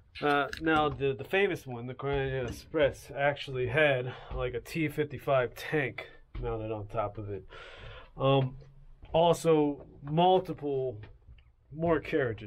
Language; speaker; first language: English; native; English